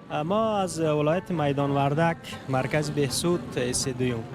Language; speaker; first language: Persian; native; Persian